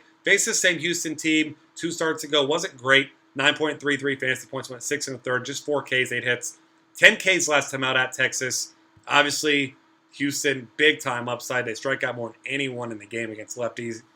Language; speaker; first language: English; native; English